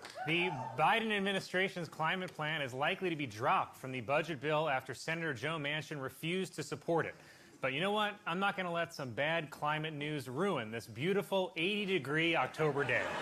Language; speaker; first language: English; native; English